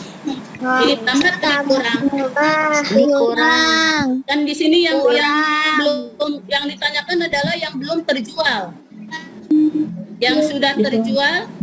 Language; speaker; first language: Indonesian; native; Indonesian